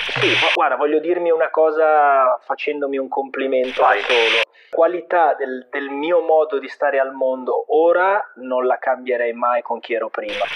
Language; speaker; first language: Italian; native; Italian